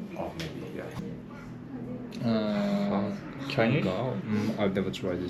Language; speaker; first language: English; non-native, learner; Korean